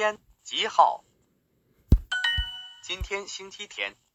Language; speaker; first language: Chinese; non-native, learner; English